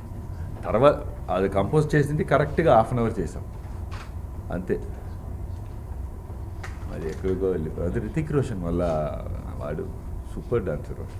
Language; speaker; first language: Telugu; non-native, fluent; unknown